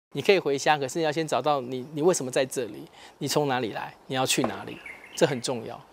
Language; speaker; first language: Chinese; native; Chinese